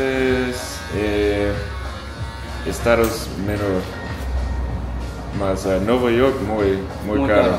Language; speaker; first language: Spanish; non-native, learner; English